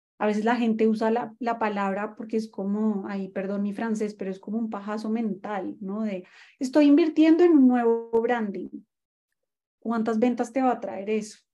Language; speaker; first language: Spanish; native; Spanish